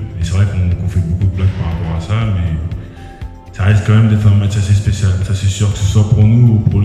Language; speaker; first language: French; native; French